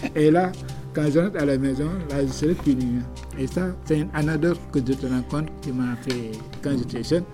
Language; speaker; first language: French; non-native, local second language; Wolof